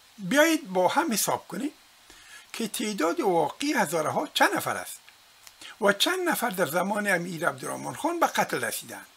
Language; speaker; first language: Persian; non-native, local second language; Pashto